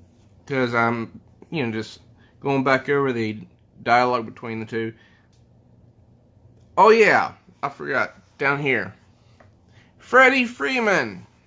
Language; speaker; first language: English; native; English